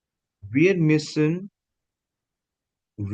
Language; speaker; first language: German; non-native, fluent; Hindi